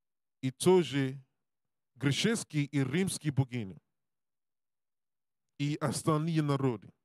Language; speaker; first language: Russian; non-native, learner; English